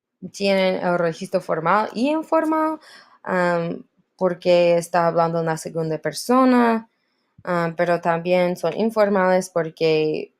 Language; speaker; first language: Spanish; non-native, learner; English